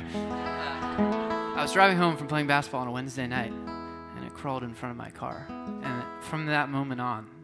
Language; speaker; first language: English; native; English